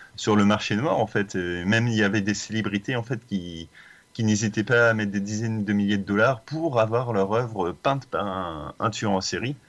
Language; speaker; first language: French; native; French